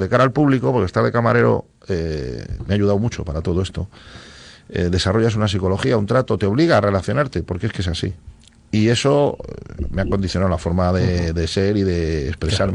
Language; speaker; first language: Spanish; native; Spanish